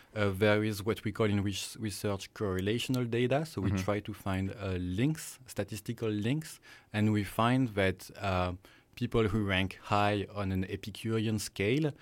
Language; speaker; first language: English; non-native, fluent; French